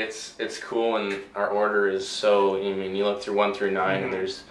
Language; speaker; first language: English; native; English